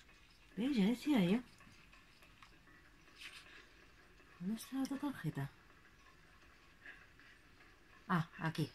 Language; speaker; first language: Spanish; native; Spanish